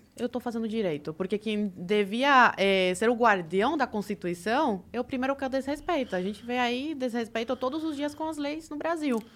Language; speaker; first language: Portuguese; early bilingual, other home language; Spanish